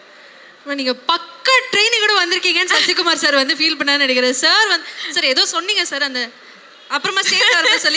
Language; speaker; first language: Tamil; native; Tamil